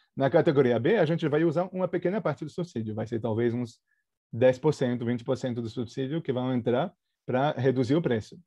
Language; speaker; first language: Portuguese; non-native, fluent; Spanish